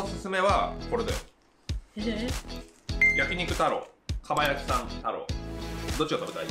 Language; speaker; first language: Japanese; native; Japanese